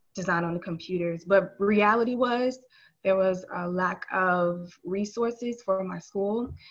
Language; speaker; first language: English; native; English